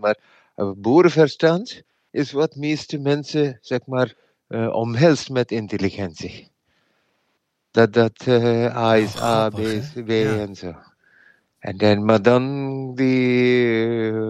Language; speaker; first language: Dutch; non-native, fluent; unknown